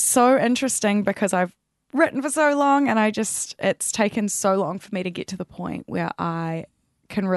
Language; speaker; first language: English; native; English